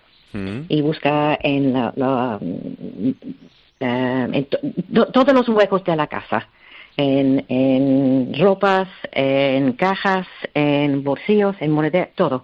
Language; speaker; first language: Spanish; non-native, learner; English